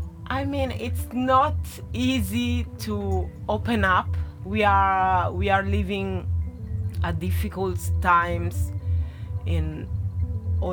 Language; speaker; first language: English; non-native, learner; Italian